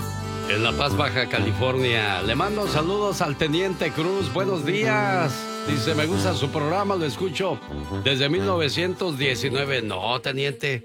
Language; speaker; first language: Spanish; native; Spanish